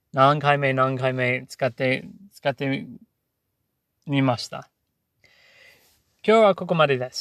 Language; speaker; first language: Japanese; non-native, learner; English